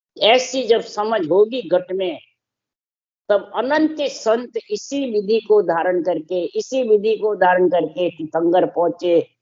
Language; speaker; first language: Hindi; native; Hindi